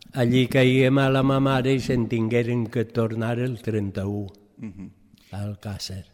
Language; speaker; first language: Catalan; early bilingual, other home language; French